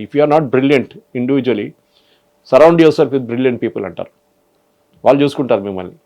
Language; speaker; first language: Telugu; non-native, fluent; Malayalam